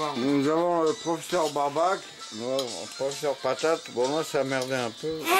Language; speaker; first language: French; native; French